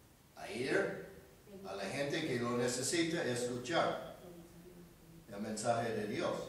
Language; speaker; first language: Spanish; non-native, fluent; English